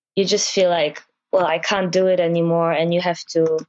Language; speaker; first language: English; non-native, fluent; Polish